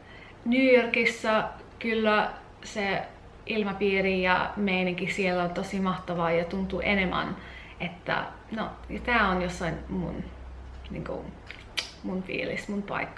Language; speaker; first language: Finnish; non-native, learner; English